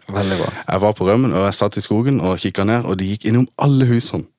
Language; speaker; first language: Norwegian; early bilingual, other home language; German